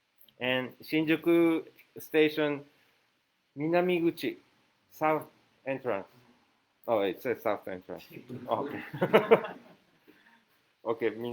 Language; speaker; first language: English; non-native, fluent; Japanese